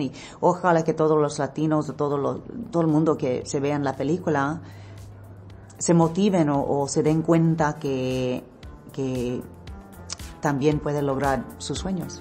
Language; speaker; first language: Spanish; early bilingual, heritage; English